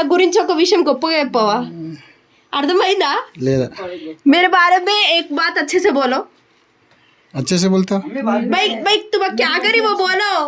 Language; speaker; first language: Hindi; native; Hindi